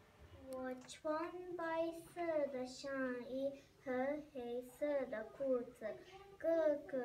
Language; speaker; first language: Chinese; non-native, learner; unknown